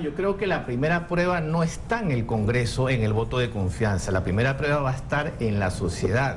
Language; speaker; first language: Spanish; native; Spanish